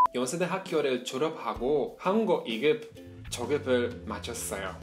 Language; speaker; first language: Korean; non-native, learner; Norwegian